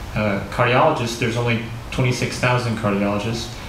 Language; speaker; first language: English; native; English